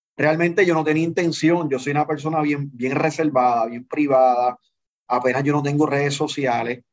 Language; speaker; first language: Spanish; native; Spanish